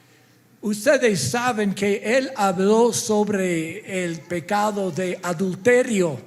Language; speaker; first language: Spanish; non-native, fluent; English